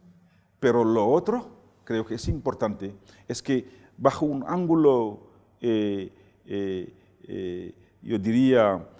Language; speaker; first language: Spanish; non-native, fluent; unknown